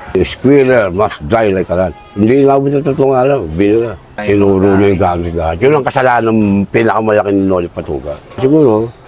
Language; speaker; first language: Filipino; native; Filipino